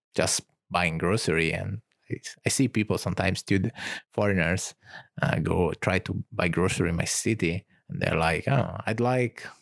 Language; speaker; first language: English; non-native, fluent; Italian